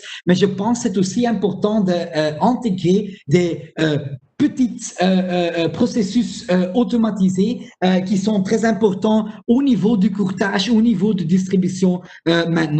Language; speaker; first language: French; non-native, local second language; Dutch